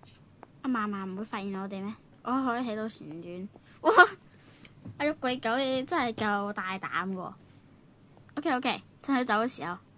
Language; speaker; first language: Chinese; native; Chinese